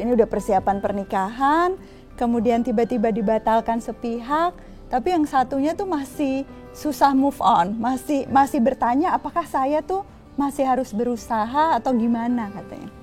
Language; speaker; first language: Indonesian; native; Indonesian